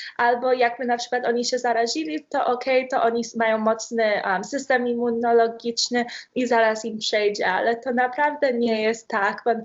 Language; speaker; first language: Polish; early bilingual, heritage; Polish